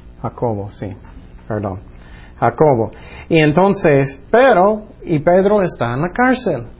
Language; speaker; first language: Spanish; non-native, fluent; English